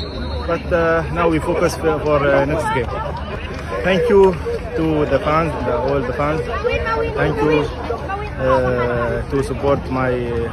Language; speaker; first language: English; non-native, learner; Arabic